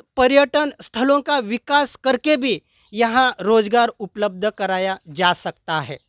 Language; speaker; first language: Hindi; non-native, local second language; Marathi